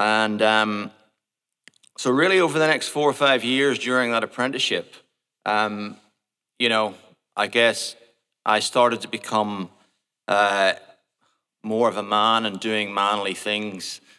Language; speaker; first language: English; native; English